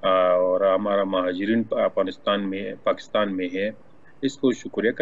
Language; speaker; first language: Hindi; non-native, learner; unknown